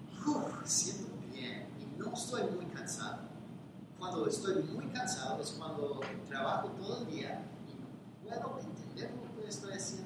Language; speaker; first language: Spanish; non-native, fluent; English